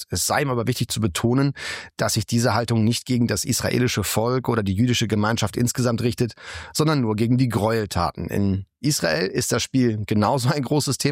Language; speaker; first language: German; native; German